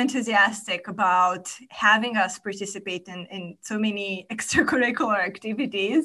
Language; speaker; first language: English; non-native, fluent; Romanian